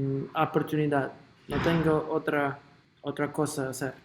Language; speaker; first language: Spanish; non-native, learner; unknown